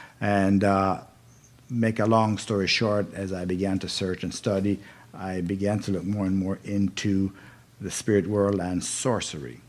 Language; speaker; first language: English; native; English